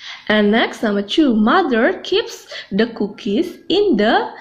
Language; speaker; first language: English; non-native, fluent; Indonesian